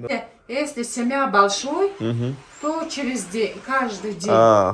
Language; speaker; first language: Russian; non-native, local second language; Shughni